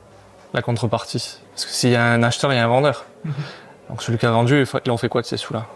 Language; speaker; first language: French; native; French